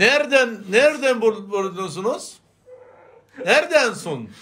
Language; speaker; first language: Turkish; non-native, learner; Azerbaijani